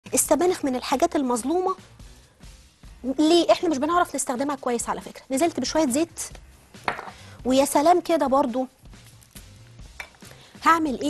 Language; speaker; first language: Arabic; native; Arabic